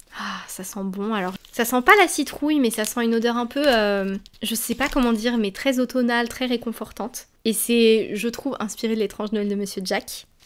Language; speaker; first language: French; native; French